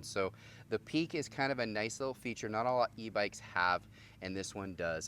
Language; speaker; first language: English; native; English